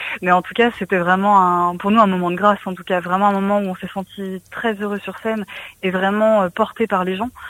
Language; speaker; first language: French; native; French